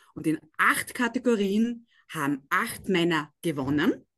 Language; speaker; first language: German; native; German